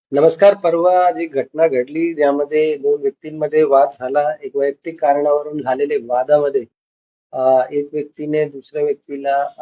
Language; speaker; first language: Marathi; non-native, local second language; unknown